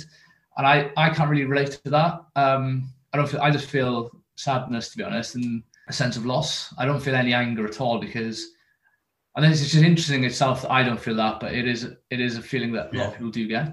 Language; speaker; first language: English; native; English